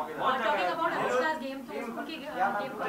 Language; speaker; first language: Hindi; native; Hindi